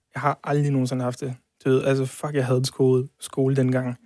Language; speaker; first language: Danish; early bilingual, heritage; Serbian